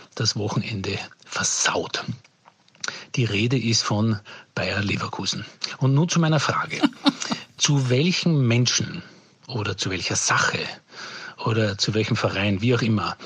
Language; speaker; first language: German; native; German